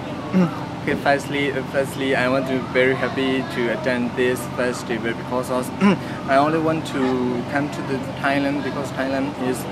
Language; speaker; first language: English; non-native, learner; Burmese